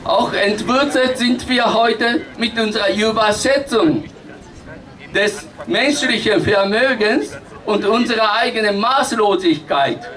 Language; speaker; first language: German; non-native, fluent; Japanese